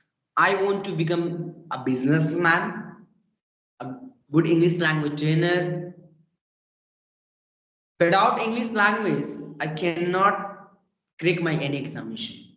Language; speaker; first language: English; non-native, learner; Bhojpuri